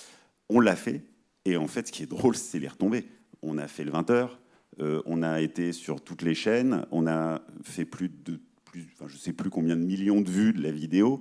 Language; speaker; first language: French; native; French